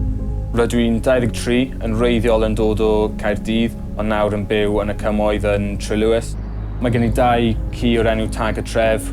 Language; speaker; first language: Welsh; non-native, local second language; English